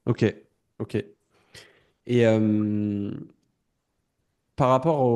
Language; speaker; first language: French; native; French